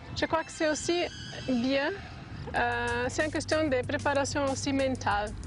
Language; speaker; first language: French; non-native, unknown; Portuguese